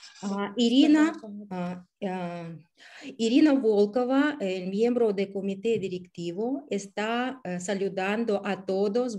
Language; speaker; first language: Spanish; non-native, fluent; Russian